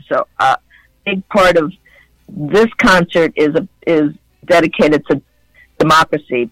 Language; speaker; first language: English; early bilingual, other home language; Spanish